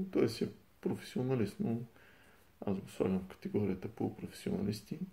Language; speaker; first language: Bulgarian; native; Bulgarian